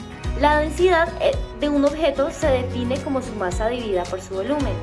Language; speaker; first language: Spanish; native; Spanish